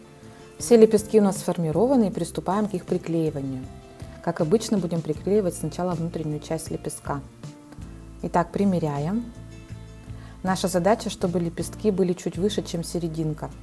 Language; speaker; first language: Russian; native; Russian